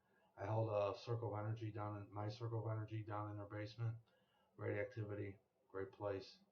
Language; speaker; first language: English; native; English